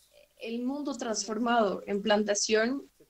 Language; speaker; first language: Spanish; non-native, fluent; French